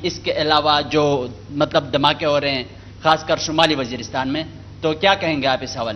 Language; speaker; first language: Urdu; non-native, local second language; Pashto